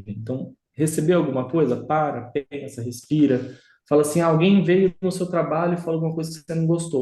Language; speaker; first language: Portuguese; native; Portuguese